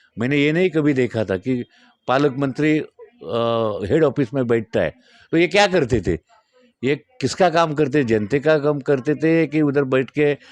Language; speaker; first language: Hindi; non-native, local second language; Marathi